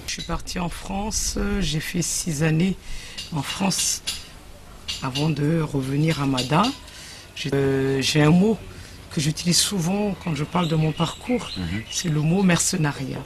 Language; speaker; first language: French; non-native, local second language; Malagasy